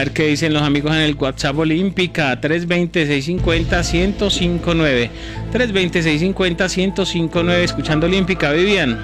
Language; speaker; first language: Spanish; native; Spanish